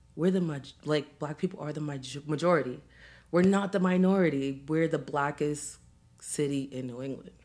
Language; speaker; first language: English; native; English